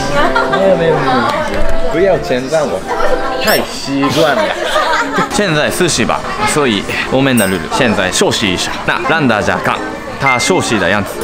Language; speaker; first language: Chinese; non-native, fluent; Japanese